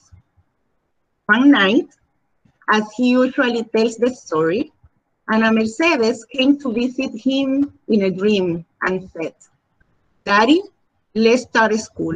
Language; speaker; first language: English; non-native, learner; Spanish